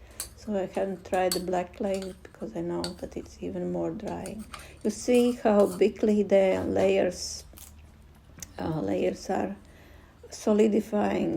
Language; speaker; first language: English; non-native, fluent; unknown